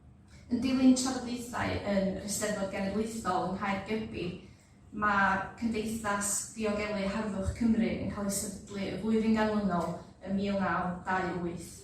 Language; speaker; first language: Welsh; native; Welsh